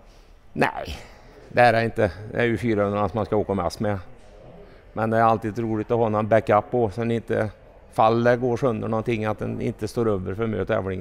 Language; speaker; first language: Swedish; native; Swedish